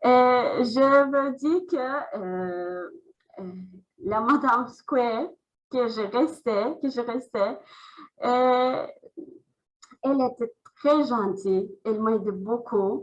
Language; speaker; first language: French; non-native, learner; Azerbaijani